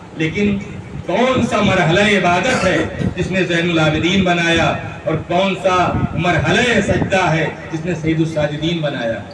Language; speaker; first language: Urdu; native; Urdu